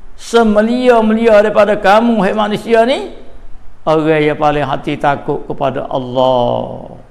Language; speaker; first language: Malay; native; Malay